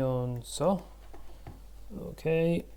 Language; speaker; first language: Korean; non-native, learner; Russian